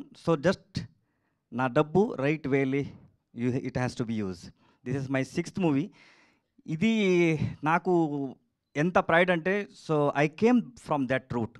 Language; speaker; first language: Telugu; non-native, learner; Kannada